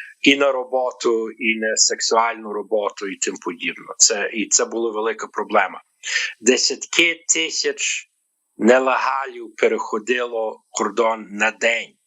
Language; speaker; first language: Ukrainian; early bilingual, heritage; Ukrainian